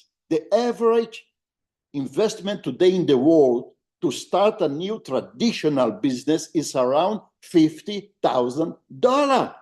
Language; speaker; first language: English; non-native, fluent; Portuguese